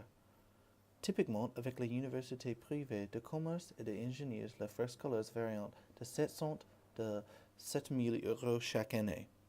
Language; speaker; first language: French; non-native, learner; English